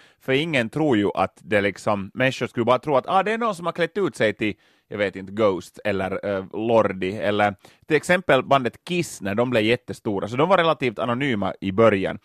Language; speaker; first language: Swedish; native; Swedish